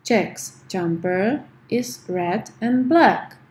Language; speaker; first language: English; non-native, fluent; Czech